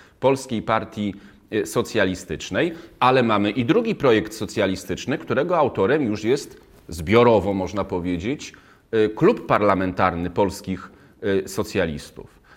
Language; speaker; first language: Polish; native; Polish